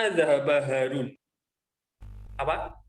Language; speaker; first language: Arabic; non-native, fluent; Indonesian